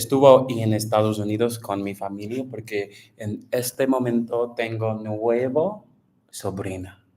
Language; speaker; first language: Spanish; non-native, learner; English